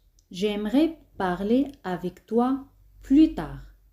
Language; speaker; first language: French; non-native, fluent; Spanish